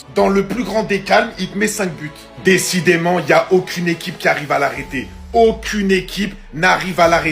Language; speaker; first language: French; native; French